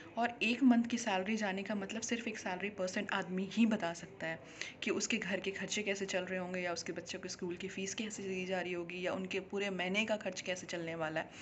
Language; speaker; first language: Hindi; native; Hindi